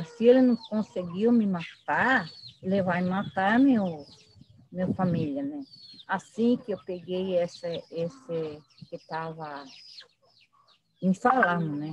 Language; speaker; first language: Portuguese; non-native, local second language; Guarani